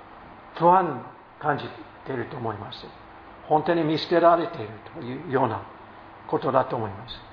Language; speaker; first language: Japanese; non-native, fluent; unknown